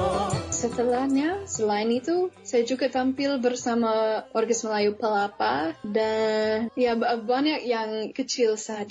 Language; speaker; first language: Indonesian; non-native, fluent; English